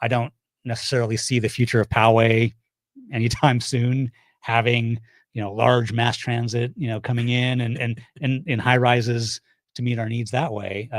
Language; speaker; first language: English; native; English